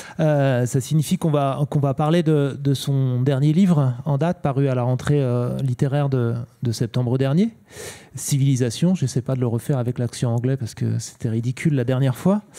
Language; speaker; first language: French; native; French